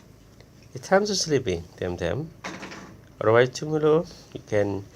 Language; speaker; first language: English; non-native, learner; Thai